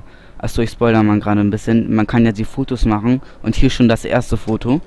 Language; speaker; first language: German; native; German